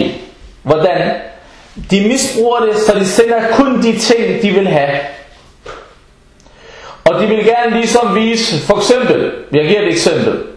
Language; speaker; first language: Danish; early bilingual, other home language; Arabic